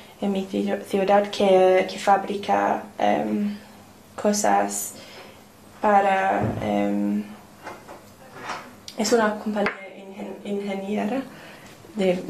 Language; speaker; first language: Spanish; non-native, learner; English